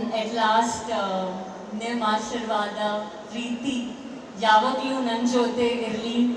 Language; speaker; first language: Kannada; non-native, learner; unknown